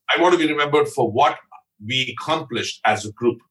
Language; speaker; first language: English; non-native, local second language; Punjabi